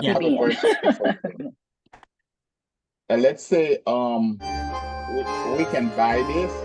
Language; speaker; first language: English; non-native, local second language; Haitian Creole